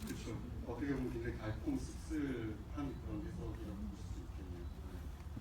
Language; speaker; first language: Korean; native; Korean